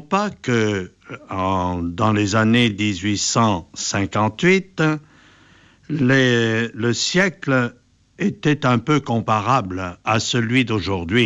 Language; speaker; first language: French; native; French